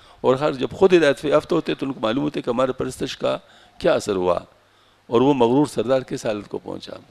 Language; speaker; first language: Urdu; non-native, local second language; Pashto